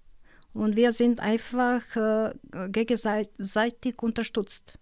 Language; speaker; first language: German; non-native, learner; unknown